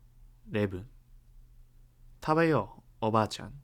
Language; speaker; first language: Japanese; non-native, learner; English